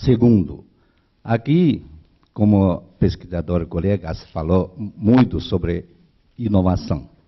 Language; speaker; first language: Portuguese; non-native, learner; Chinese